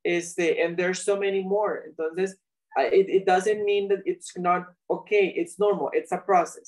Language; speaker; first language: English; non-native, fluent; Spanish